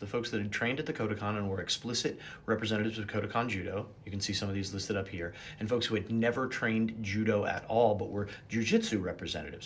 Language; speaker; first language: English; native; English